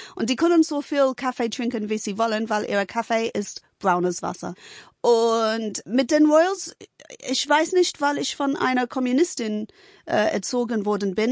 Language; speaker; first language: German; non-native, fluent; English